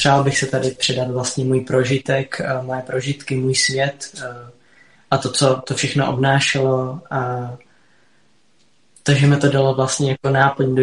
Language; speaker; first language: Czech; native; Czech